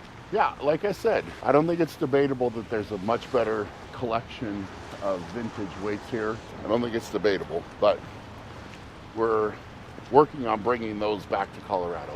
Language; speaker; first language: English; native; English